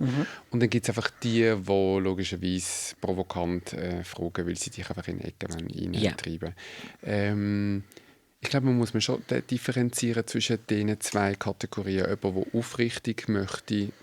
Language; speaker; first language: German; native; German